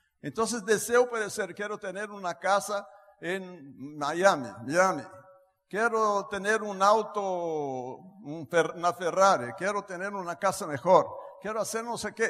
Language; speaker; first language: Spanish; non-native, fluent; Portuguese